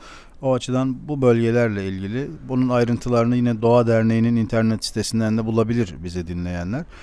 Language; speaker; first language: Turkish; native; Turkish